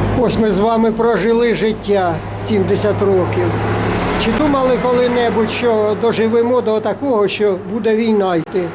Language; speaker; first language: Ukrainian; native; Ukrainian